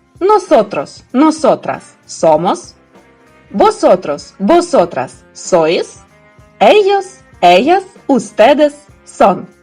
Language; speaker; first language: Spanish; non-native, fluent; Ukrainian